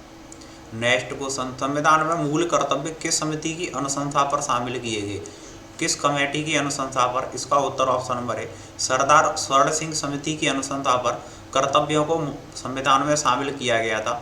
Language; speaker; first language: Hindi; native; Hindi